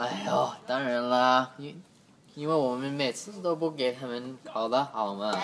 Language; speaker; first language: Chinese; non-native, learner; English